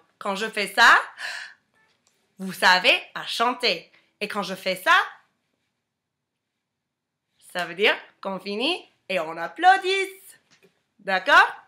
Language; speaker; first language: French; non-native, fluent; English